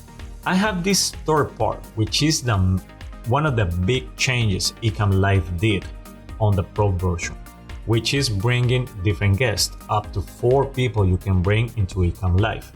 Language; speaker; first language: English; non-native, fluent; Spanish